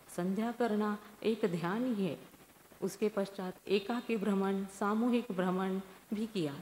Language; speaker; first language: Hindi; non-native, local second language; Marathi